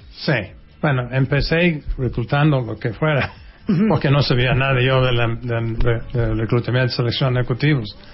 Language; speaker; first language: Spanish; non-native, fluent; English